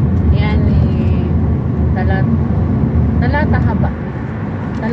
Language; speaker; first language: Arabic; non-native, learner; Filipino